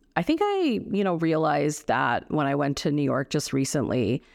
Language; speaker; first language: English; native; English